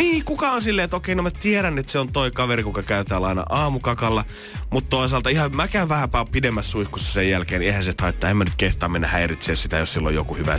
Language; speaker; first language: Finnish; native; Finnish